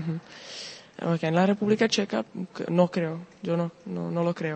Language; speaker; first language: Spanish; non-native, fluent; Czech